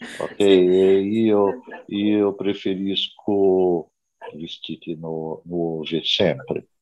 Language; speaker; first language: Italian; non-native, learner; Portuguese